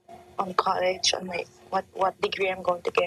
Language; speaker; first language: English; non-native, local second language; Filipino